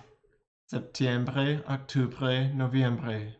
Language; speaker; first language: Spanish; non-native, learner; English